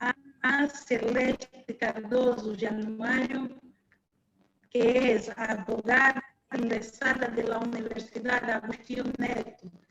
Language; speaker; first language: Spanish; non-native, fluent; Portuguese